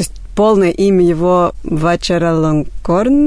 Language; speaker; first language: Russian; native; Russian